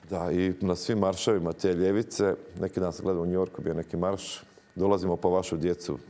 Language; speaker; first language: Croatian; native; Croatian